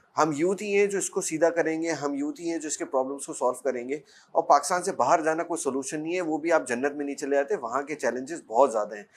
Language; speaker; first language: Urdu; native; Urdu